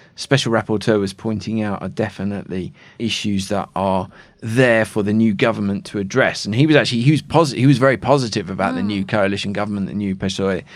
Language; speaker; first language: English; native; English